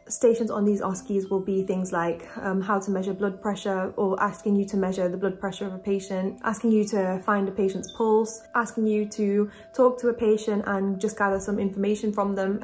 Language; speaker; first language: English; native; English